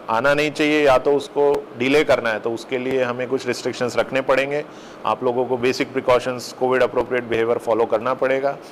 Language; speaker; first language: Hindi; non-native, local second language; Marathi